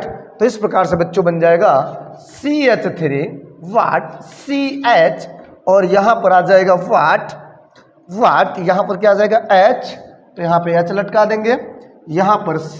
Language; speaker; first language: Hindi; native; Hindi